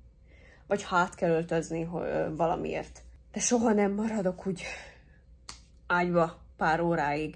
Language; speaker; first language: Hungarian; early bilingual, heritage; English